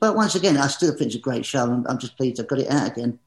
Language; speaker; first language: English; native; English